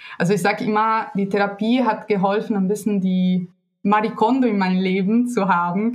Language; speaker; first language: German; non-native, fluent; Italian